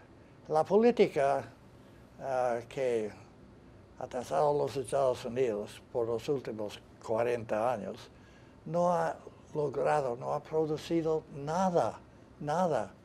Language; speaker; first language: Spanish; non-native, fluent; English